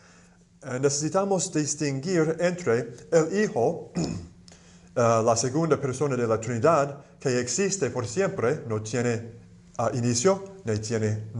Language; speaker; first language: Spanish; non-native, fluent; English